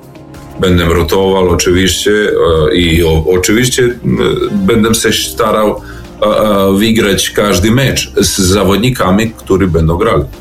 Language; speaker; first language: Polish; non-native, learner; Serbian